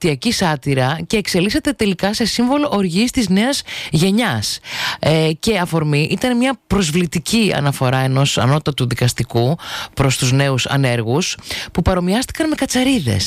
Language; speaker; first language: Greek; native; Greek